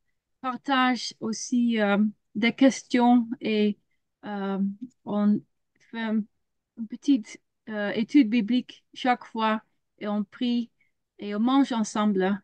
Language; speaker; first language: French; non-native, learner; Dutch